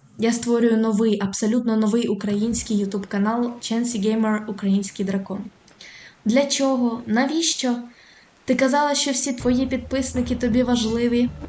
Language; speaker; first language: Ukrainian; non-native, local second language; Russian